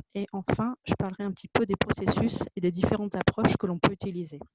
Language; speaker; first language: French; native; French